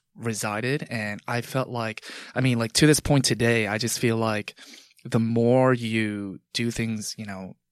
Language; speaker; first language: English; native; English